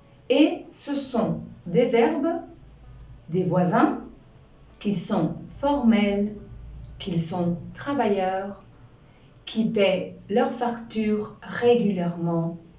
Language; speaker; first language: French; non-native, fluent; Spanish